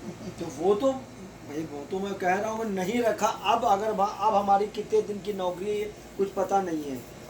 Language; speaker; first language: Hindi; native; Hindi